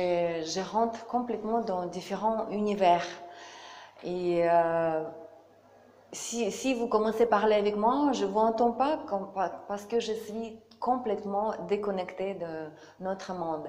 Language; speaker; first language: French; non-native, learner; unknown